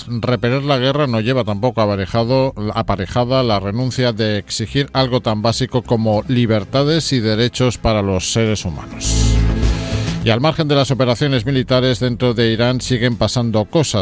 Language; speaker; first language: Spanish; native; Spanish